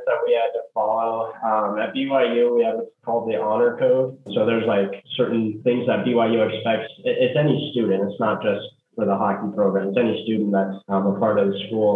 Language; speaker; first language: English; native; English